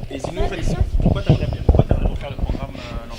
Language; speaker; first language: French; native; French